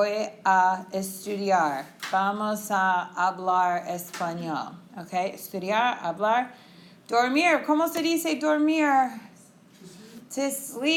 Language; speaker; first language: Spanish; non-native, fluent; English